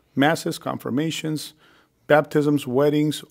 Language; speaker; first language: English; early bilingual, other home language; Spanish